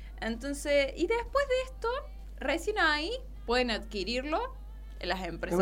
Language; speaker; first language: Spanish; native; Spanish